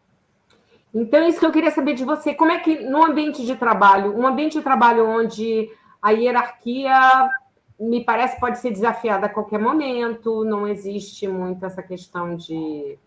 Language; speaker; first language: Portuguese; native; Portuguese